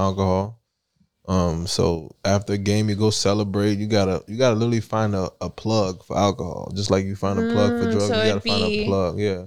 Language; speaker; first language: English; early bilingual, other home language; Italian